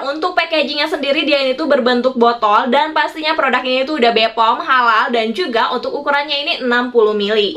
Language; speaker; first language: Indonesian; native; Indonesian